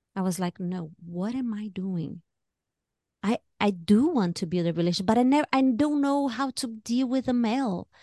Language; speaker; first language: English; non-native, fluent; Portuguese